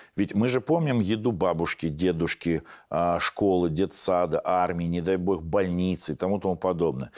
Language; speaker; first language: Russian; native; Russian